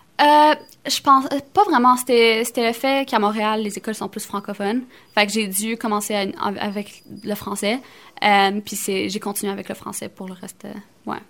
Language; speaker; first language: French; early bilingual, other home language; Arabic